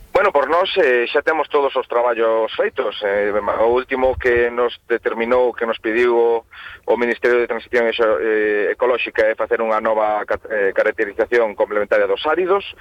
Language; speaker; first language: Galician; non-native, local second language; Spanish